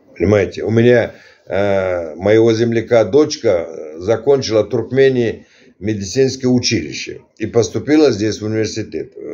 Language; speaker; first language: Russian; non-native, local second language; Turkmen